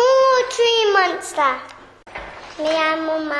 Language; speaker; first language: Spanish; non-native, learner; English